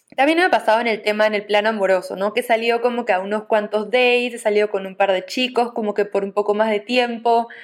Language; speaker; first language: Spanish; native; Spanish